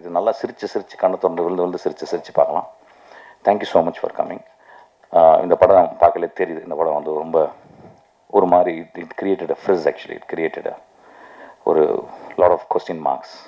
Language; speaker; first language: Tamil; native; Tamil